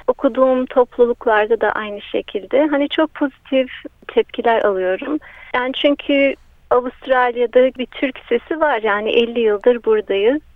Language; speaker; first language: Turkish; early bilingual, heritage; Turkish